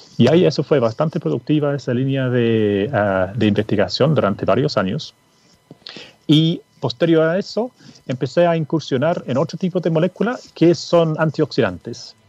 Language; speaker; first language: Spanish; non-native, fluent; English